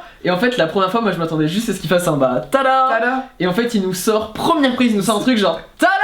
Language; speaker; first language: French; native; French